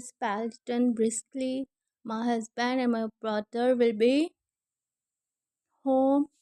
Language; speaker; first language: English; non-native, learner; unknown